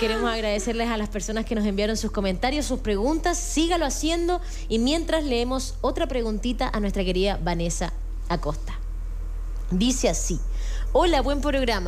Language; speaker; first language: Spanish; native; Spanish